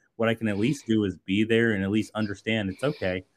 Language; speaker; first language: English; native; English